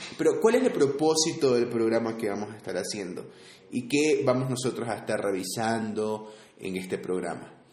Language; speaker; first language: Spanish; native; Spanish